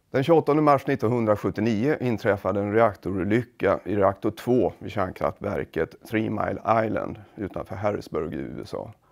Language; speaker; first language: Swedish; native; Swedish